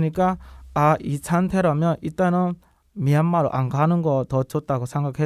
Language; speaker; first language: Korean; non-native, learner; Burmese